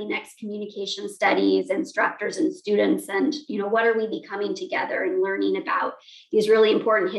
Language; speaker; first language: English; native; English